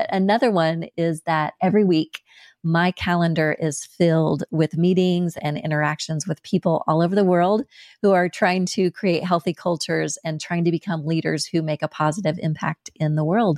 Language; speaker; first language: English; native; English